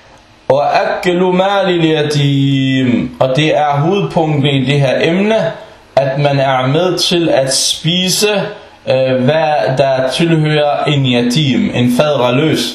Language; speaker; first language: Danish; early bilingual, other home language; Arabic